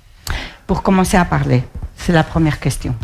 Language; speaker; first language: French; non-native, fluent; Spanish